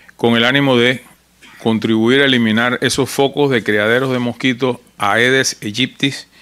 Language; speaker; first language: Spanish; native; Spanish